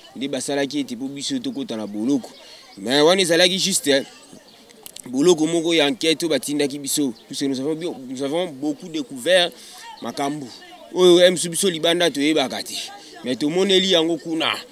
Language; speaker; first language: Lingala; native; Lingala